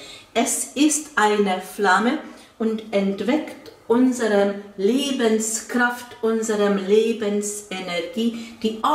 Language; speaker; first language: German; non-native, fluent; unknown